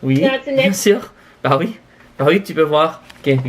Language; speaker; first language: French; non-native, fluent; English